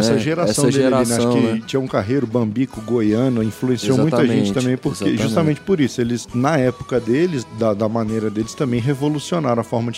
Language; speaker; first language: Portuguese; native; Portuguese